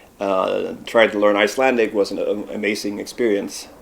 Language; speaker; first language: English; non-native, fluent; Swedish